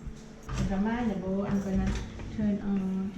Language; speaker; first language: English; non-native, learner; Thai